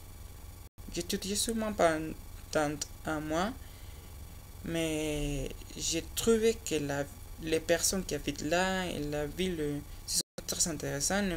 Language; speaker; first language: French; non-native, learner; Spanish